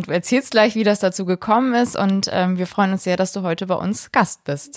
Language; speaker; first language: German; native; German